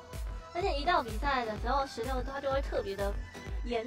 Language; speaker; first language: Chinese; native; Chinese